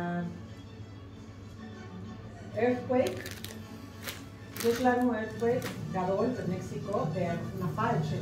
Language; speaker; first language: Hebrew; non-native, learner; Spanish